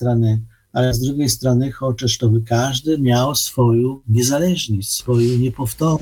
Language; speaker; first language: Polish; non-native, learner; Ukrainian